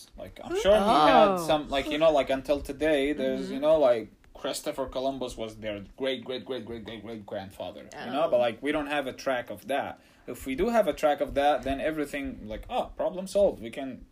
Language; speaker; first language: English; non-native, fluent; Arabic